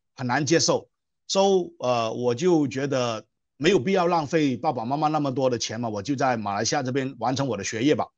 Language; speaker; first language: Chinese; non-native, local second language; Cantonese